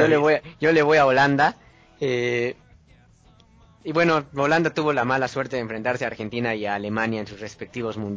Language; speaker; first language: Spanish; native; Spanish